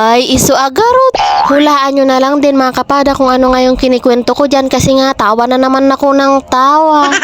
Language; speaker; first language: Filipino; non-native, local second language; Iloko